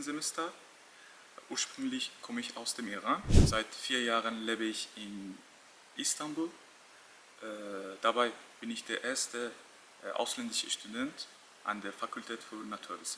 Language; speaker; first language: German; non-native, fluent; Persian